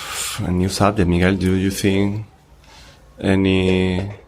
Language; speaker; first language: English; non-native, learner; Spanish